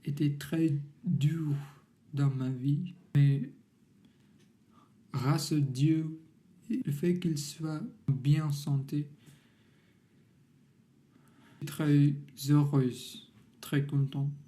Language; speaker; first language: French; non-native, learner; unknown